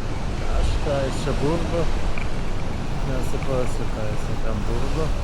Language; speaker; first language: Russian; non-native, learner; Lithuanian